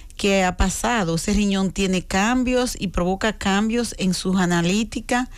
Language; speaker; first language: Spanish; native; Spanish